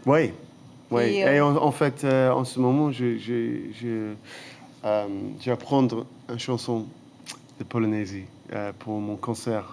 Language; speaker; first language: French; non-native, fluent; English